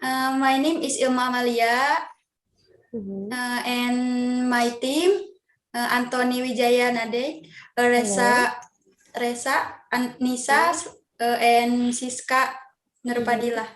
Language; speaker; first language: English; non-native, learner; Indonesian